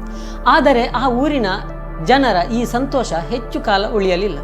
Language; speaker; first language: Kannada; native; Kannada